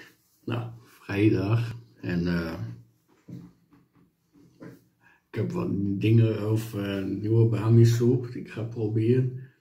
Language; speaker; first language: Dutch; non-native, learner; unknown